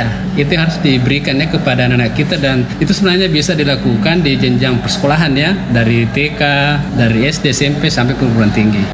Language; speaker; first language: Indonesian; native; Indonesian